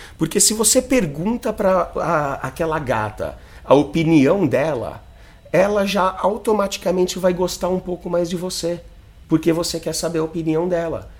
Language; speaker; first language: Portuguese; non-native, fluent; English